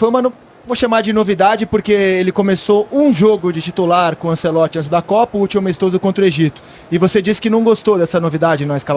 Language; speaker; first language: Portuguese; native; Portuguese